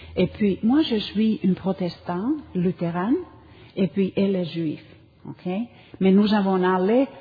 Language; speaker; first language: French; non-native, learner; Finnish